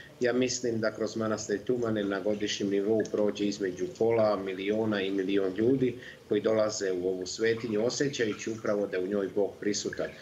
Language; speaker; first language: Serbian; native; Serbian